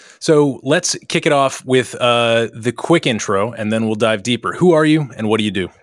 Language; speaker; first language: English; native; English